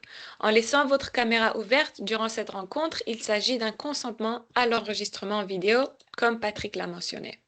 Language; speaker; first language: French; native; French